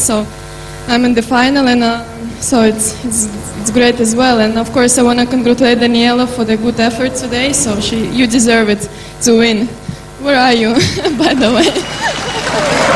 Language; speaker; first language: English; non-native, fluent; Russian